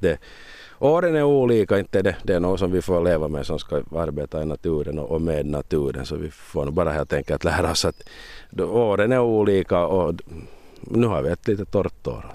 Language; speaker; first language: Swedish; native; Swedish